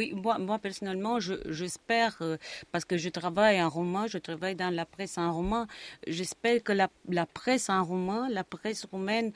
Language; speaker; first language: French; non-native, fluent; Romanian